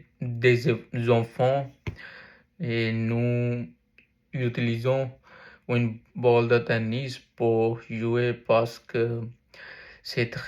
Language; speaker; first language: French; non-native, learner; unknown